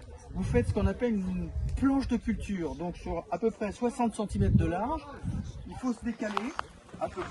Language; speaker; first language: French; native; French